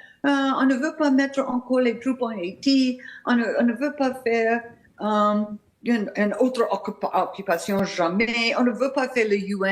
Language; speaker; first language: French; non-native, fluent; English